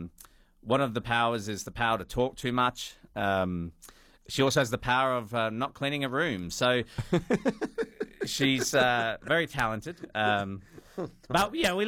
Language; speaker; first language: English; native; English